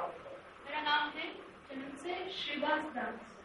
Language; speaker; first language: Hindi; non-native, fluent; English